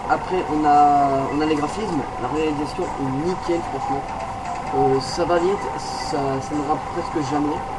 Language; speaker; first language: French; native; French